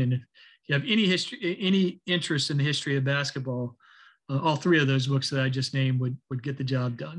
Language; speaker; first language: English; native; English